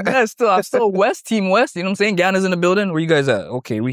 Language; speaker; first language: English; native; English